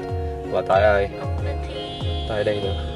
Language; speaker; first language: Vietnamese; early bilingual, other home language; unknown